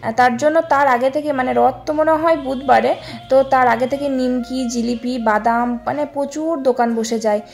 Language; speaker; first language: Bangla; native; Bangla